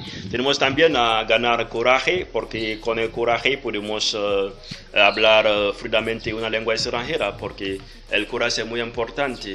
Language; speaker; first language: Spanish; non-native, learner; French